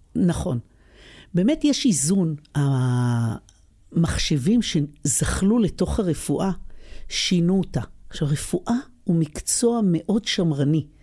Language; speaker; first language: Hebrew; native; Hebrew